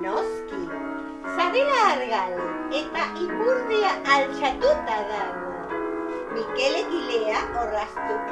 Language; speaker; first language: Basque; non-native, learner; Spanish